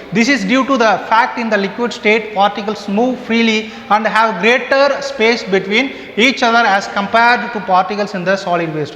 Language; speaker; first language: English; non-native, local second language; Tamil